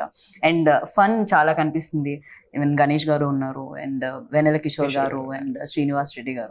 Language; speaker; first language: Telugu; native; Telugu